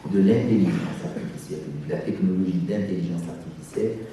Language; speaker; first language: French; non-native, local second language; Arabic